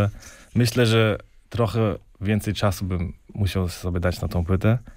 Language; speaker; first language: Polish; early bilingual, heritage; Polish